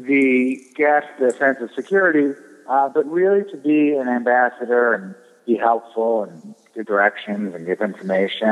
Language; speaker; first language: English; native; English